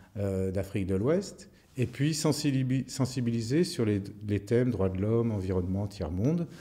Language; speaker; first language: French; native; French